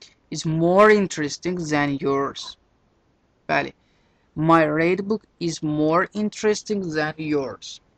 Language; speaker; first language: English; non-native, fluent; Azerbaijani